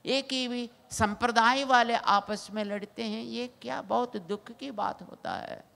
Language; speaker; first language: Hindi; non-native, local second language; Telugu